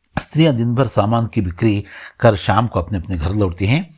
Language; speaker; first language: Hindi; non-native, local second language; Kannada